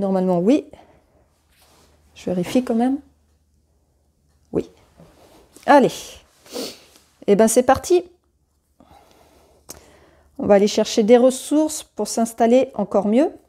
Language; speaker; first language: French; native; French